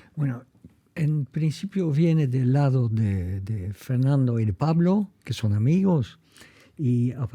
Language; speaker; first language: Spanish; non-native, fluent; Dutch